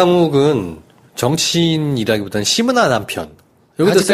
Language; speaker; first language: Korean; native; Korean